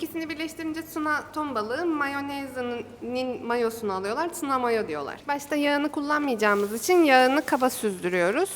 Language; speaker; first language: Turkish; native; Turkish